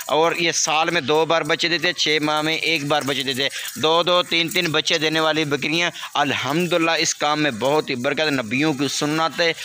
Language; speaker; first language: Urdu; non-native, local second language; Saraiki